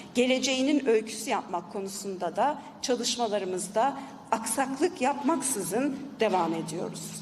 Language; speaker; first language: Turkish; native; Turkish